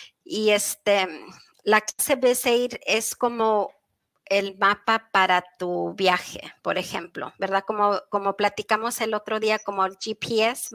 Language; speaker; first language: Spanish; early bilingual, heritage; Spanish